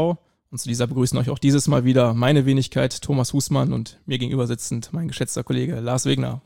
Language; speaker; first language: German; native; German